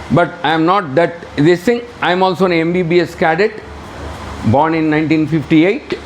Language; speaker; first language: English; non-native, local second language; Telugu